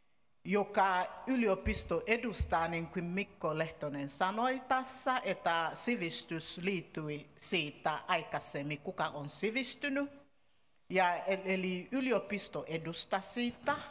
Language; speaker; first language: Finnish; non-native, learner; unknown